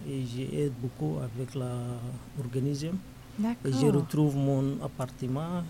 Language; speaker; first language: French; non-native, learner; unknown